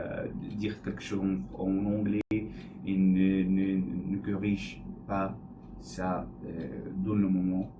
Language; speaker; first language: French; non-native, learner; English